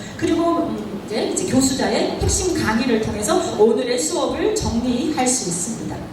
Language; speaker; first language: Korean; native; Korean